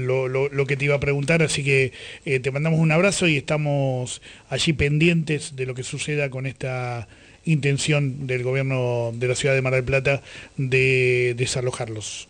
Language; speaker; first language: Spanish; native; Spanish